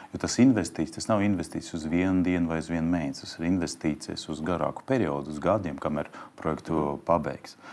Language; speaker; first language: Latvian; non-native, local second language; Russian